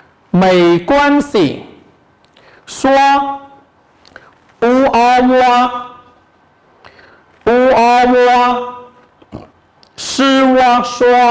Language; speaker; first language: Chinese; non-native, fluent; Khmer